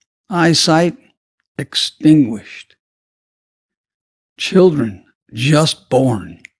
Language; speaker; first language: English; native; English